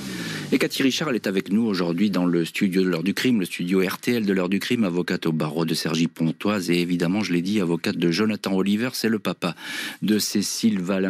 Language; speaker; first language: French; native; French